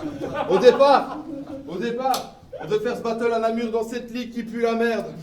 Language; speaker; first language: French; native; French